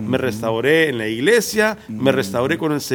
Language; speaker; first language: Spanish; native; Spanish